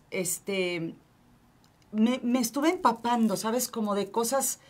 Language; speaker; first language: Spanish; native; Spanish